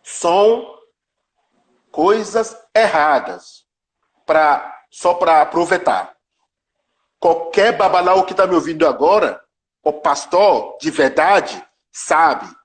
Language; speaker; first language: Portuguese; non-native, learner; Yoruba